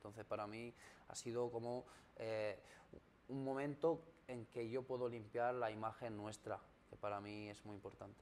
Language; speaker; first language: Spanish; early bilingual, other home language; Arabic